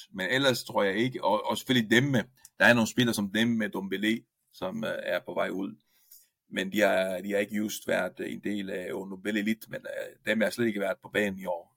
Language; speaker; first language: Danish; non-native, fluent; Italian